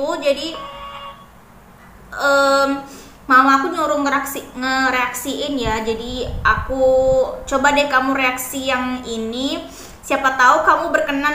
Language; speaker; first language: Indonesian; native; Indonesian